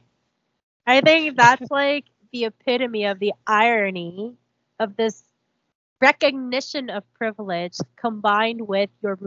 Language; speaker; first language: English; early bilingual, other home language; Korean